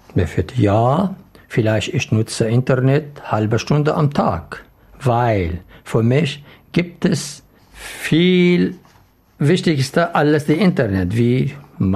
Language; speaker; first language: German; non-native, learner; Arabic